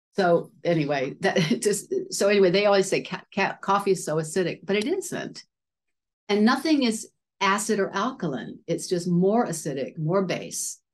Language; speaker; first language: English; native; English